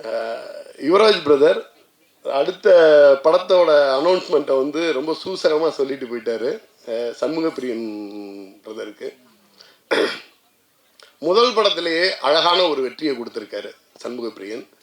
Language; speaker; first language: Tamil; native; Tamil